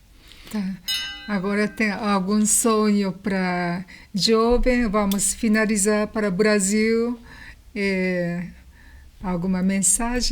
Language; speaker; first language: Portuguese; non-native, learner; Japanese